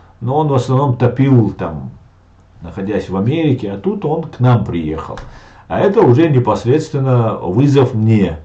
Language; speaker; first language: Russian; non-native, local second language; Chechen